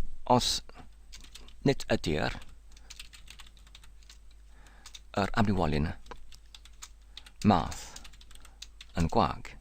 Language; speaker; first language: Welsh; non-native, learner; English